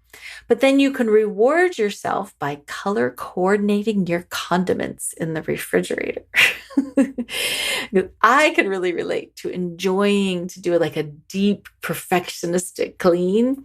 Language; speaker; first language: English; native; English